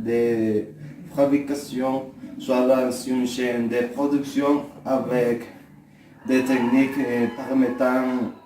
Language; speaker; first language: French; non-native, learner; Spanish